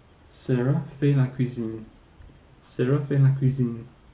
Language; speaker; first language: French; non-native, fluent; English